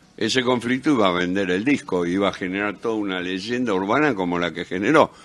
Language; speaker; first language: Spanish; native; Spanish